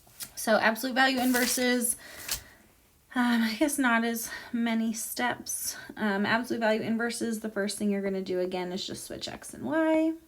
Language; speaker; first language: English; native; English